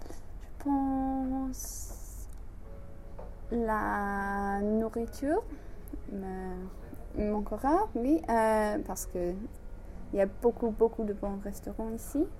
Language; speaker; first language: French; non-native, learner; English